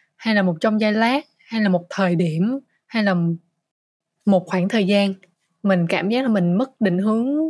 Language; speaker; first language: Vietnamese; native; Vietnamese